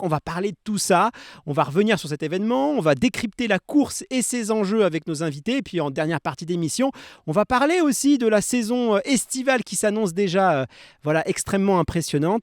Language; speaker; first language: French; native; French